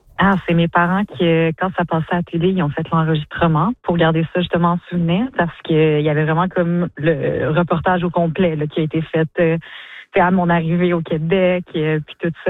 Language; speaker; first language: French; early bilingual, other home language; Russian